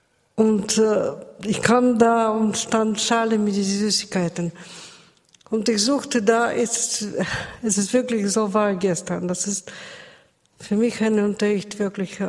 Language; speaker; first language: German; non-native, learner; Russian